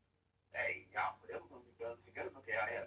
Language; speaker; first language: English; native; English